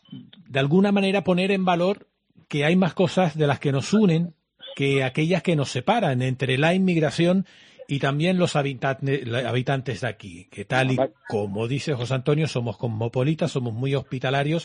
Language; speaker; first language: Spanish; native; Spanish